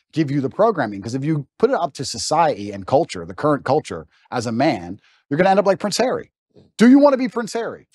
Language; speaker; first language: English; native; English